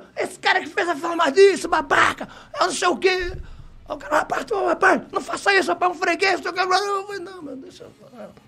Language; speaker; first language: Portuguese; native; Portuguese